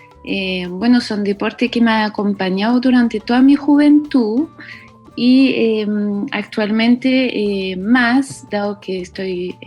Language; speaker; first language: Spanish; non-native, fluent; French